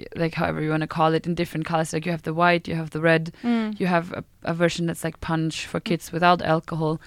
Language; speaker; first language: English; non-native, fluent; German